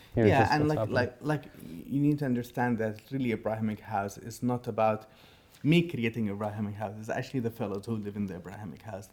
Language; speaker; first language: English; non-native, fluent; Arabic